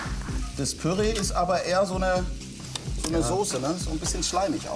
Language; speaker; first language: German; native; German